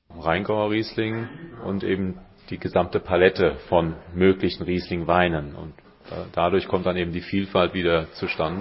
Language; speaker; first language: German; native; German